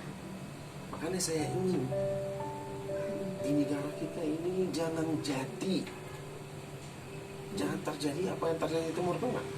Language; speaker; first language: Indonesian; non-native, fluent; Arabic